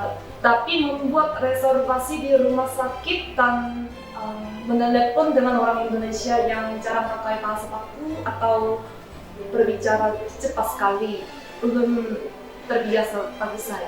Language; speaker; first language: Indonesian; non-native, fluent; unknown